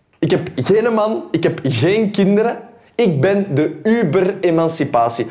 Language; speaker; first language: Dutch; native; Dutch